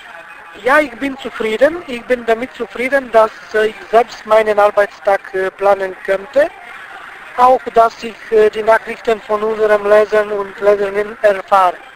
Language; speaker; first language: German; non-native, fluent; Bulgarian